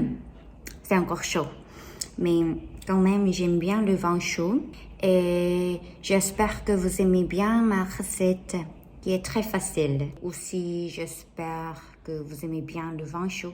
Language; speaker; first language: French; non-native, learner; Korean